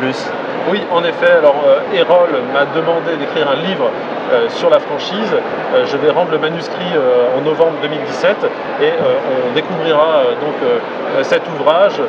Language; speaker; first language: French; native; French